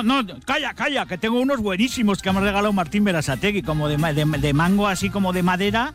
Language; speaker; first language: Spanish; native; Spanish